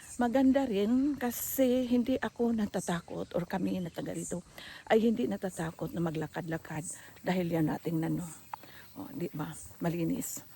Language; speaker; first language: Filipino; non-native, local second language; Cebuano